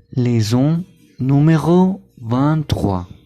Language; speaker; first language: French; non-native, learner; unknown